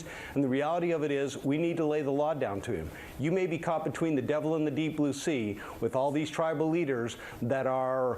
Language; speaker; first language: English; native; English